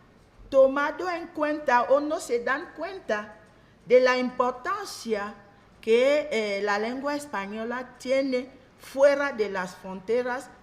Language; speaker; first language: Spanish; non-native, fluent; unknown